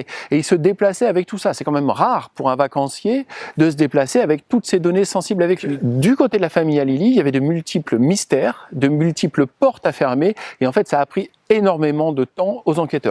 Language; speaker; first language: French; native; French